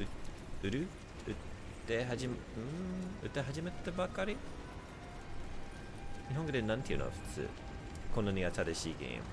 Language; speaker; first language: Japanese; non-native, learner; English